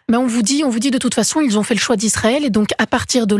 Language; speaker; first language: French; native; French